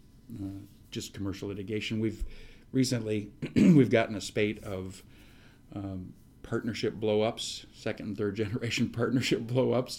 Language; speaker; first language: English; native; English